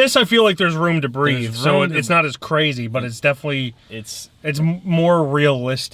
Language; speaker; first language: English; native; English